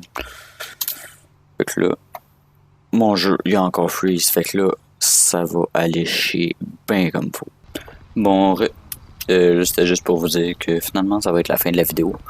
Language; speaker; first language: French; native; French